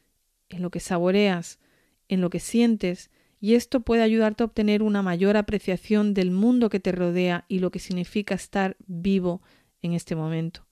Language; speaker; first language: Spanish; native; Spanish